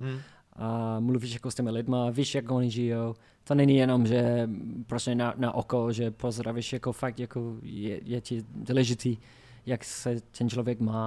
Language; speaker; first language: Czech; non-native, learner; English